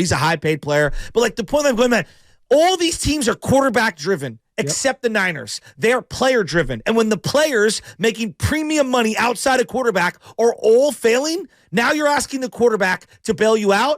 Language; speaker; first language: English; native; English